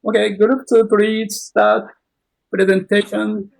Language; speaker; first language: English; non-native, learner; Japanese